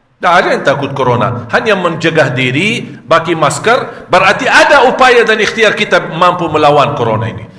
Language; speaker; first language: Malay; non-native, fluent; Arabic